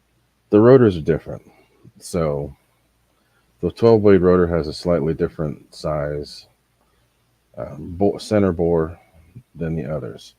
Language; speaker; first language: English; native; English